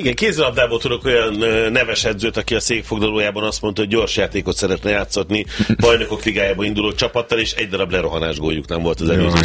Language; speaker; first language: Hungarian; native; Hungarian